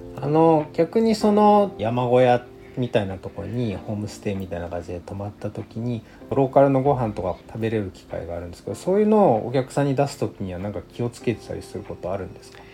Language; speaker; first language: Japanese; native; Japanese